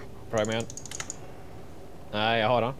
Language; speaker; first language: Swedish; native; Swedish